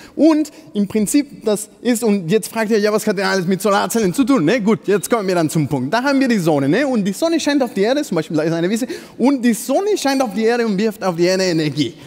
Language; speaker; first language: German; non-native, fluent; Spanish